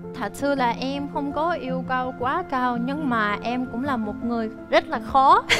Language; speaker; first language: Vietnamese; early bilingual, other home language; Ukrainian